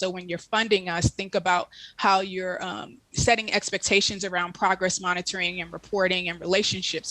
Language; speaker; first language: English; native; English